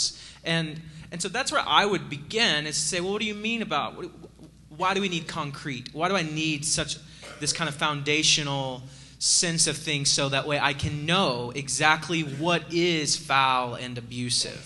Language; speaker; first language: English; native; English